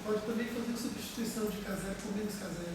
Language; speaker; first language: Portuguese; native; Portuguese